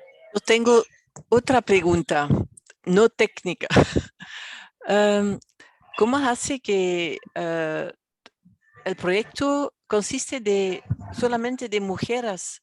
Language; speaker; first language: Spanish; non-native, fluent; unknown